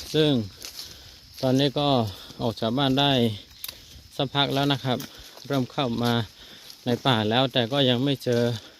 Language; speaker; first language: Thai; non-native, local second language; Karen languages